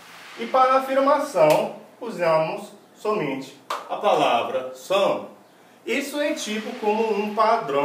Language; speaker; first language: Portuguese; non-native, fluent; English